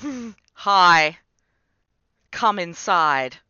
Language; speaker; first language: English; native; English